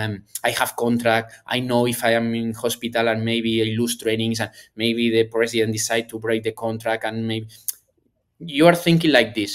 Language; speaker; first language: English; non-native, learner; Spanish